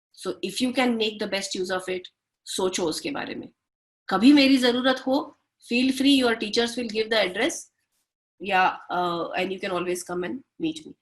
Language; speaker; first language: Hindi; native; Hindi